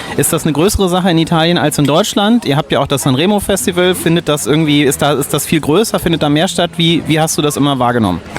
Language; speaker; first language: German; native; German